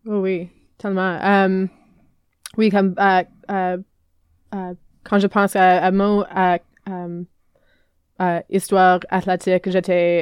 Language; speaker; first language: French; non-native, learner; English